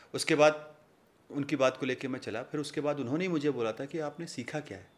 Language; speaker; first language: Hindi; native; Hindi